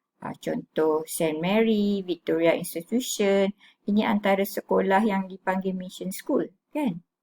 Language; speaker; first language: Malay; native; Malay